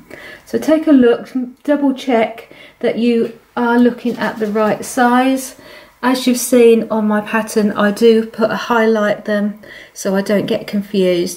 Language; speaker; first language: English; native; English